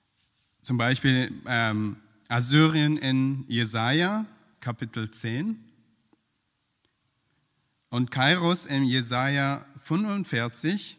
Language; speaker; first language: German; non-native, fluent; Persian